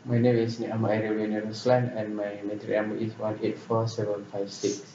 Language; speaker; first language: English; non-native, local second language; Malay